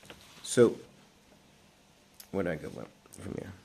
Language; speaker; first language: English; native; English